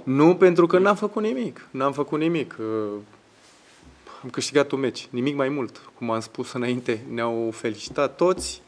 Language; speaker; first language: Romanian; non-native, fluent; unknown